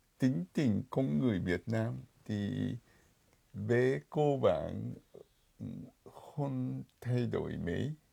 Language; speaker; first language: Vietnamese; non-native, fluent; Japanese